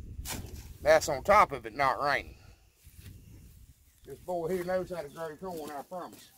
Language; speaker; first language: English; native; English